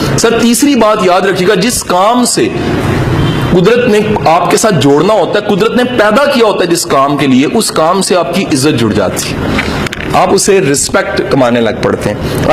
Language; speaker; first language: Urdu; non-native, local second language; Punjabi